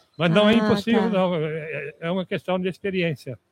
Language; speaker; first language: Portuguese; non-native, fluent; Dutch